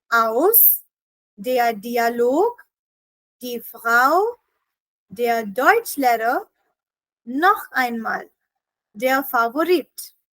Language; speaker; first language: German; non-native, fluent; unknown